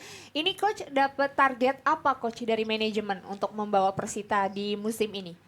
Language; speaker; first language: Indonesian; native; Indonesian